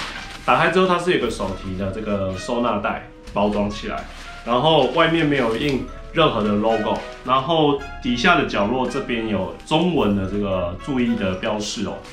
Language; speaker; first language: Chinese; native; Chinese